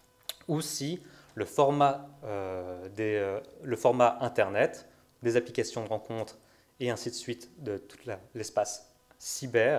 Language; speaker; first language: French; native; French